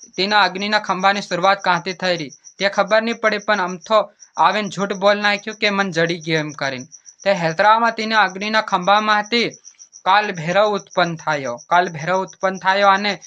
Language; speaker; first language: Gujarati; non-native, local second language; Bhili